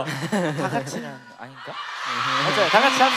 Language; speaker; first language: Korean; non-native, fluent; Chinese